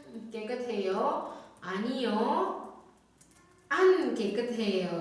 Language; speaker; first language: Korean; non-native, fluent; Indonesian